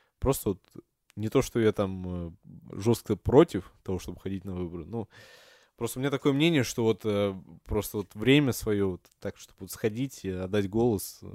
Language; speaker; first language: Russian; native; Russian